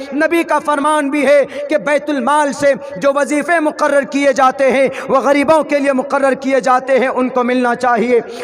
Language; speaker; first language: Urdu; native; Urdu